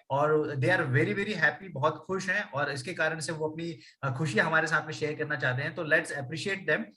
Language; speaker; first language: Hindi; native; Hindi